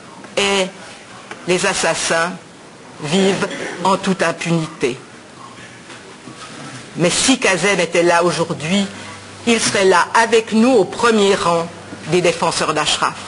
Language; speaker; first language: French; native; French